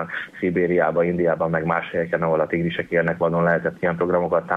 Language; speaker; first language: Hungarian; native; Hungarian